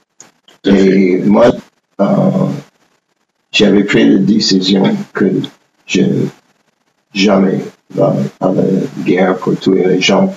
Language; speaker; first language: French; non-native, fluent; English